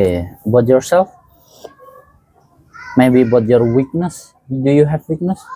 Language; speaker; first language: English; non-native, fluent; Indonesian